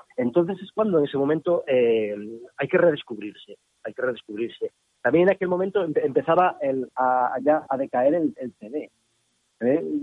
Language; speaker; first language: Spanish; native; Spanish